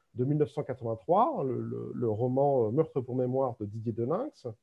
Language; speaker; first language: French; native; French